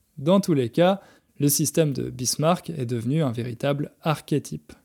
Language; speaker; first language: French; native; French